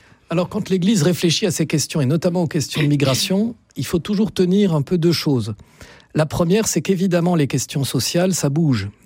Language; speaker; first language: French; native; French